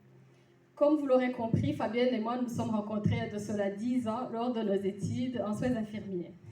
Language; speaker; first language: French; native; French